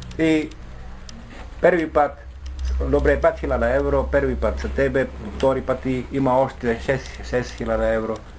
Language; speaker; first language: Bulgarian; non-native, learner; Finnish